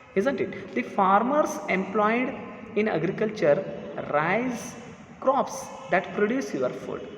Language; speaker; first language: English; non-native, local second language; Kannada